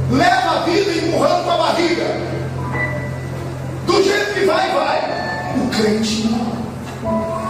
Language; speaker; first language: Portuguese; native; Portuguese